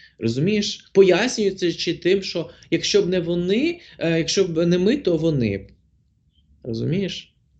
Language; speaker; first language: Ukrainian; non-native, local second language; Russian